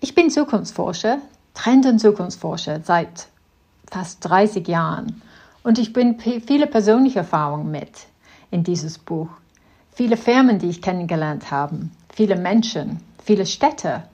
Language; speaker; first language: German; non-native, fluent; English